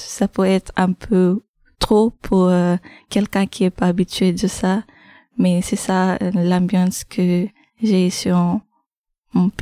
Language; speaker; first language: French; non-native, learner; English